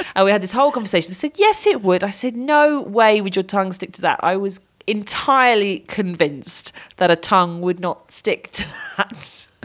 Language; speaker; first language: English; native; English